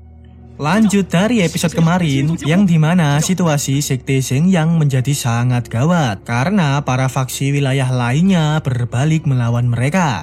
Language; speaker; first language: Indonesian; native; Indonesian